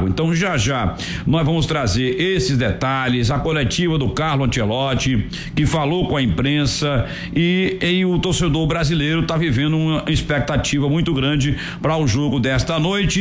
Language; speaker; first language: Portuguese; native; Portuguese